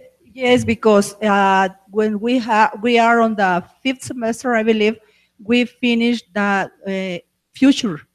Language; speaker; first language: English; non-native, fluent; Spanish